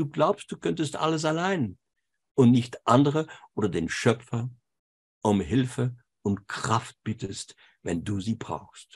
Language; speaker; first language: German; non-native, fluent; French